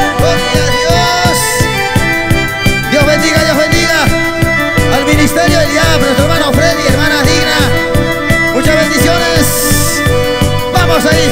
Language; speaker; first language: Spanish; native; Spanish